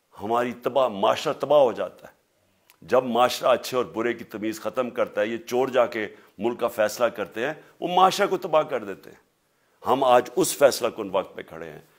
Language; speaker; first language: Urdu; native; Urdu